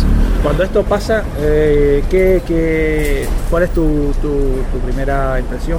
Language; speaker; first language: Spanish; native; Spanish